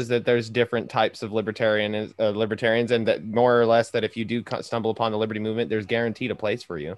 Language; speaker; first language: English; native; English